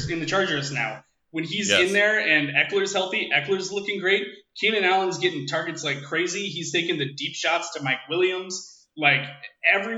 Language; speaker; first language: English; native; English